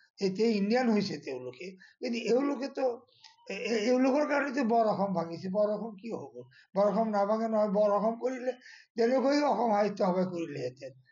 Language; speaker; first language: Assamese; non-native, local second language; Bangla